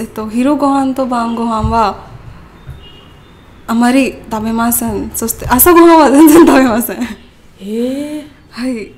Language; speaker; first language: Japanese; non-native, learner; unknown